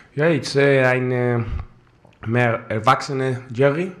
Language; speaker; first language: German; non-native, fluent; Spanish